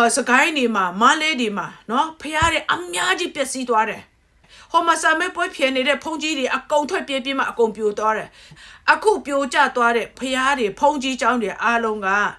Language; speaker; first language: Burmese; native; Burmese